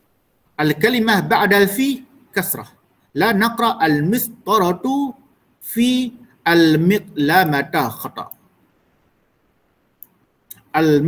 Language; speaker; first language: Arabic; non-native, fluent; Malay